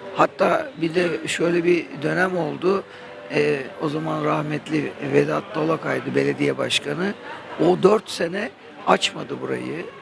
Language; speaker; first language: Turkish; native; Turkish